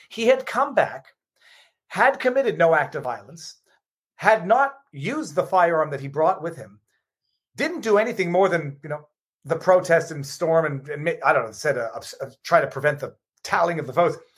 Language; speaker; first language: English; native; English